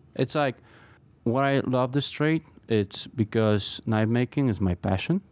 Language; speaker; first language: English; non-native, fluent; Polish